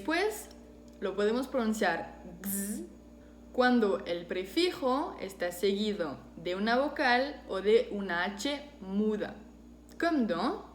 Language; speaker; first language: Spanish; non-native, fluent; French